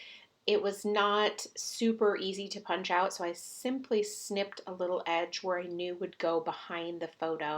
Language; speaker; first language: English; native; English